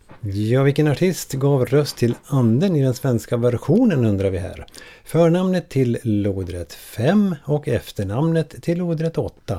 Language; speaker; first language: Swedish; native; Swedish